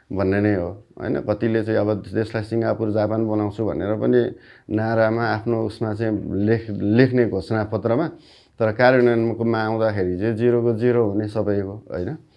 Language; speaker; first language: Nepali; native; Nepali